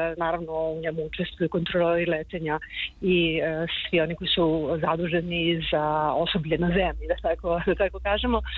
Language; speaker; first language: Serbian; native; Serbian